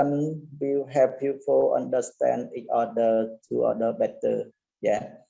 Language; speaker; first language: English; non-native, learner; Khmer